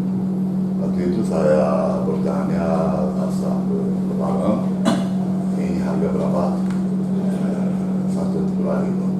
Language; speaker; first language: Indonesian; non-native, learner; Japanese